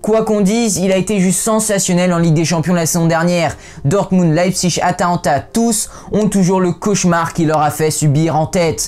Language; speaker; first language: French; native; French